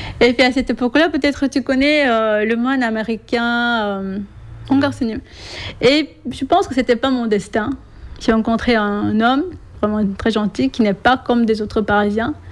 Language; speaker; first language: French; non-native, fluent; Korean